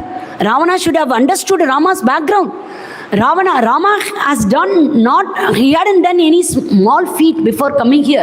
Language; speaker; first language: English; non-native, local second language; Tamil